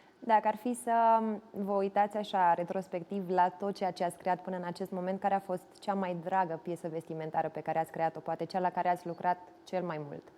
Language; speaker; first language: Romanian; native; Romanian